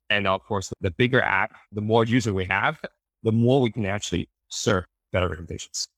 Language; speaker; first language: English; early bilingual, other home language; Chinese